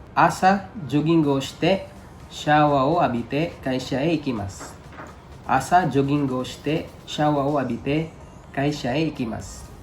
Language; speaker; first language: Japanese; non-native, fluent; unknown